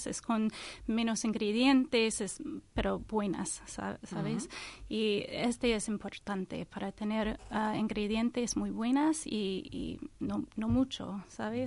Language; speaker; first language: Spanish; non-native, learner; English